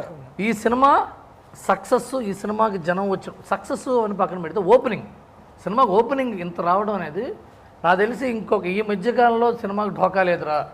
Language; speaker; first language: Telugu; native; Telugu